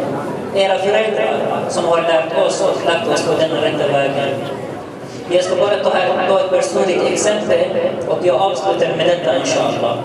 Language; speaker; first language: Swedish; early bilingual, other home language; Arabic